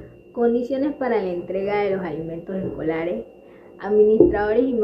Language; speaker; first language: Spanish; native; Spanish